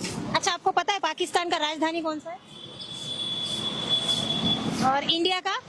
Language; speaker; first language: Hindi; non-native, fluent; Bangla